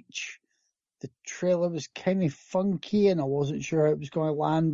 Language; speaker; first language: English; native; English